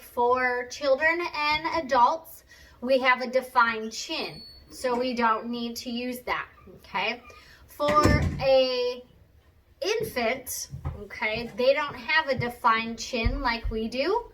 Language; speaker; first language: English; native; English